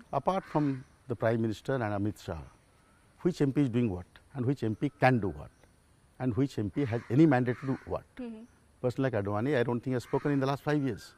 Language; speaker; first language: English; non-native, local second language; Odia